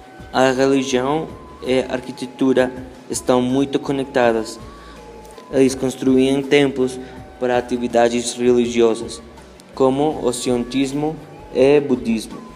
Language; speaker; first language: Portuguese; non-native, learner; Spanish